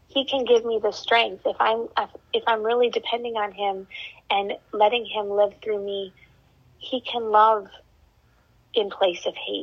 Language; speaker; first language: English; native; English